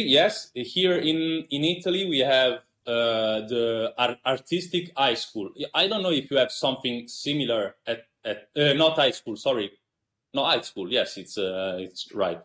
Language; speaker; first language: English; non-native, fluent; Italian